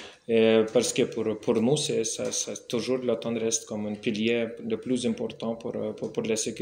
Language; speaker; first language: French; non-native, fluent; Lithuanian